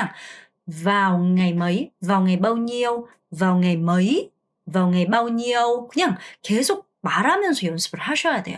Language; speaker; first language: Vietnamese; non-native, fluent; Korean